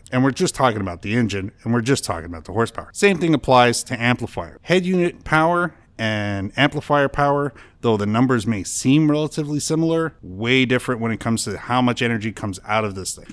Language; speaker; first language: English; native; English